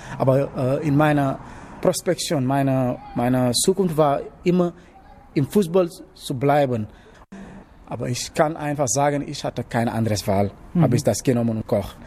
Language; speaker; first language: German; non-native, learner; Wolof